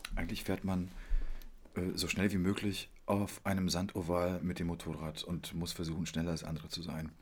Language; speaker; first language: German; early bilingual, other home language; Polish